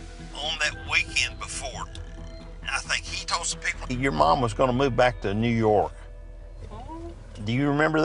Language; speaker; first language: English; native; English